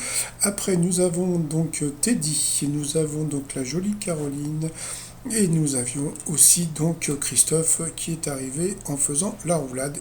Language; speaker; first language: French; native; French